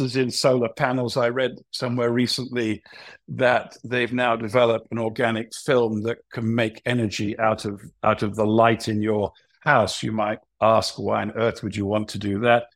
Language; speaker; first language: English; native; English